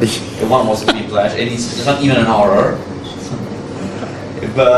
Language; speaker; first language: English; non-native, fluent; Italian